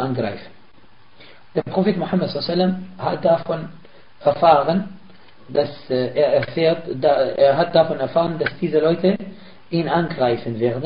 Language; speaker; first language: German; non-native, fluent; Arabic